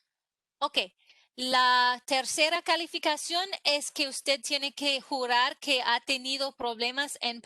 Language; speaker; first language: Spanish; non-native, fluent; English